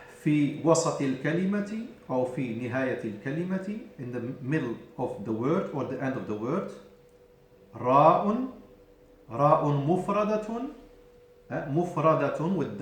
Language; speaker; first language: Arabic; non-native, fluent; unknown